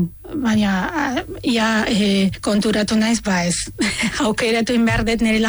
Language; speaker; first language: Basque; non-native, fluent; Arabic